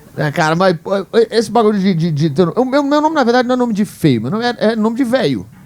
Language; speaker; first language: Portuguese; native; Portuguese